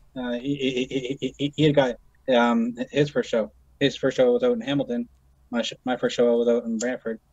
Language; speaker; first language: English; native; English